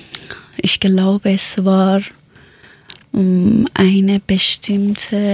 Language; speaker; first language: German; non-native, learner; Persian